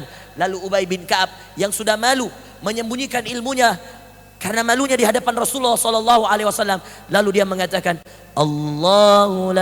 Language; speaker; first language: Indonesian; native; Indonesian